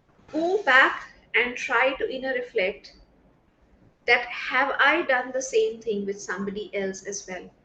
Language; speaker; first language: English; non-native, local second language; Hindi